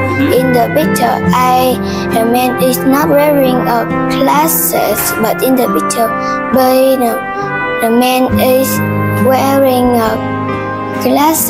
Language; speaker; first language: English; non-native, learner; Vietnamese